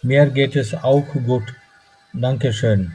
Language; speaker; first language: German; non-native, fluent; Bangla